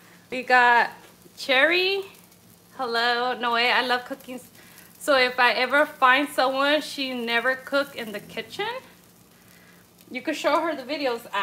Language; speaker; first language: English; early bilingual, other home language; Spanish